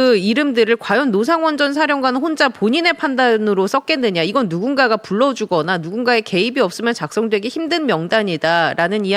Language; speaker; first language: Korean; native; Korean